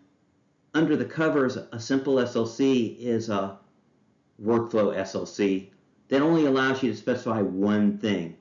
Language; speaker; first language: English; native; English